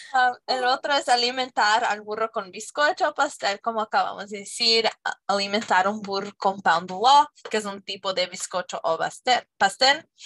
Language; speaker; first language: Spanish; non-native, fluent; English